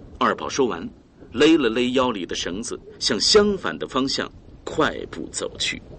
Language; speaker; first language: Chinese; native; Chinese